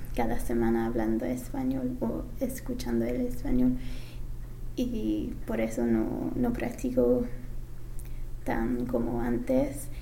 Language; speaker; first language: Spanish; non-native, fluent; English